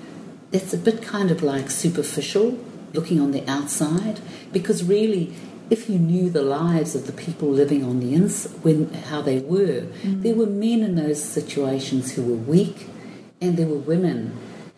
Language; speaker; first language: English; native; English